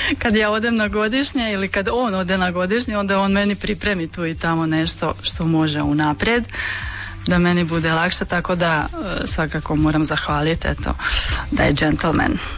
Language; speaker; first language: Croatian; non-native, local second language; Hungarian